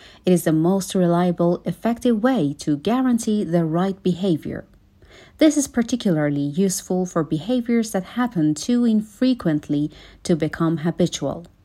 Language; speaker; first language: English; non-native, fluent; Persian